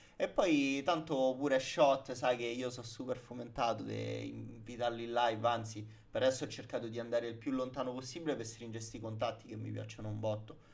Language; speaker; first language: Italian; native; Italian